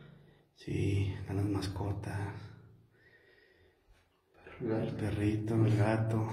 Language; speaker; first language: Spanish; native; Spanish